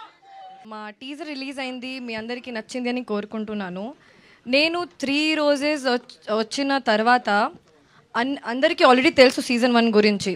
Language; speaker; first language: Telugu; non-native, local second language; Hindi